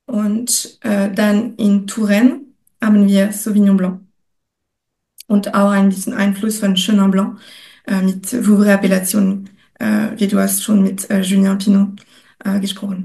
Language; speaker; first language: German; non-native, fluent; French